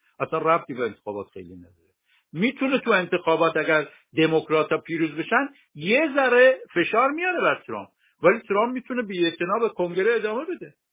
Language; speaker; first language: Persian; non-native, local second language; Kurdish